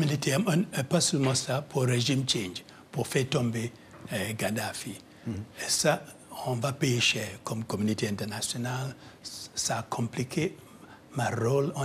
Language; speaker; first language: French; non-native, fluent; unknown